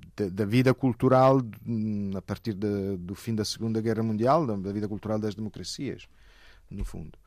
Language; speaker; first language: Portuguese; non-native, fluent; Italian